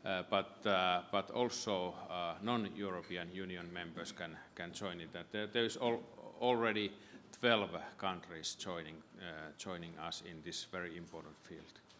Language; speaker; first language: English; non-native, fluent; Finnish